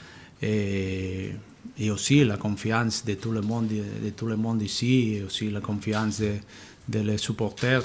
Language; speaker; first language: French; non-native, learner; Spanish